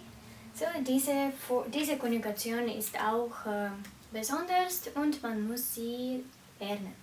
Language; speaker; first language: German; non-native, fluent; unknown